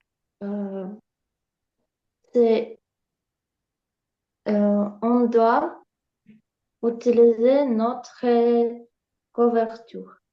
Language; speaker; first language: French; non-native, learner; Ukrainian